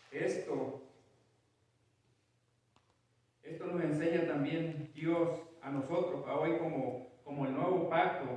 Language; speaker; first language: Spanish; native; Spanish